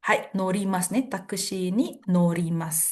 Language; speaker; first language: Japanese; non-native, fluent; Indonesian